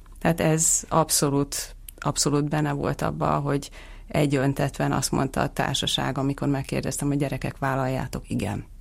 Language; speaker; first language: Hungarian; native; Hungarian